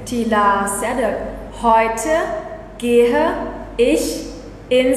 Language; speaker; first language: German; early bilingual, other home language; Vietnamese